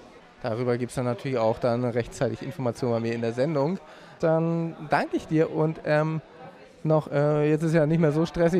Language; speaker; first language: German; native; German